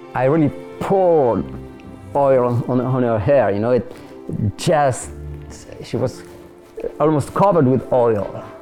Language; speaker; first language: English; non-native, fluent; French